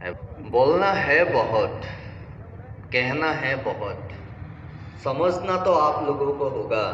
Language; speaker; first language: Hindi; non-native, local second language; Assamese